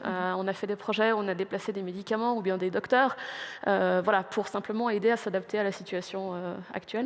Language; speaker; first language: French; native; French